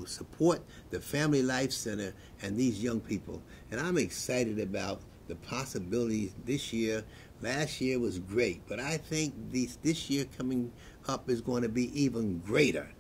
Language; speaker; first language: English; native; English